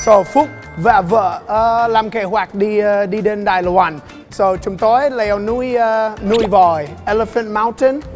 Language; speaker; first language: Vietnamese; non-native, learner; English